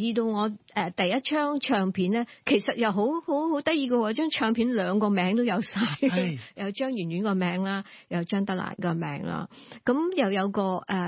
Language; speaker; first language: Cantonese; native; Cantonese